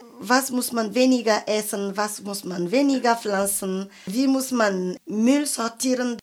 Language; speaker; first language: German; non-native, fluent; French